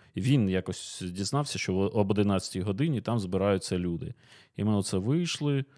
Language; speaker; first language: Ukrainian; native; Ukrainian